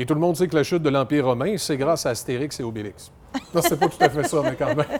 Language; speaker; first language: French; native; French